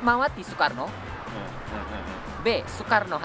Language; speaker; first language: Indonesian; native; Indonesian